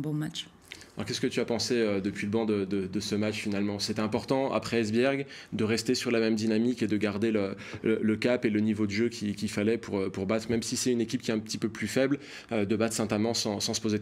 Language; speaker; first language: French; native; French